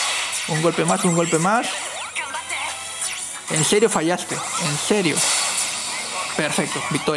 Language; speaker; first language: Spanish; native; Spanish